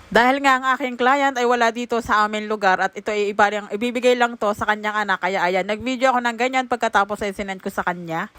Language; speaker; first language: Filipino; native; Filipino